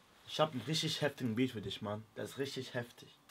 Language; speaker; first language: German; native; German